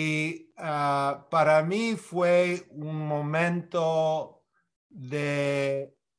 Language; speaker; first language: Spanish; non-native, fluent; English